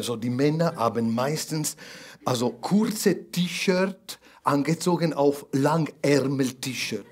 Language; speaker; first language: German; non-native, fluent; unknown